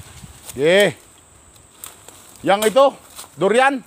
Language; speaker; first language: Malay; non-native, learner; Filipino